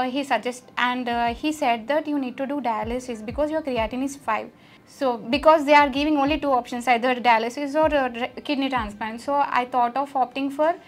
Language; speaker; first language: English; non-native, local second language; Telugu